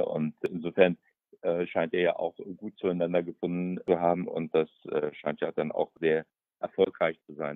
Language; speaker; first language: German; native; German